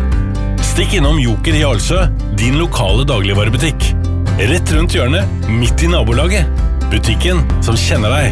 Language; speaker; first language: Norwegian; native; Norwegian